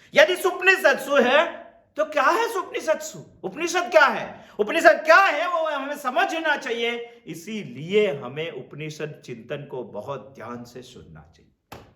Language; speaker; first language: Hindi; non-native, local second language; Gujarati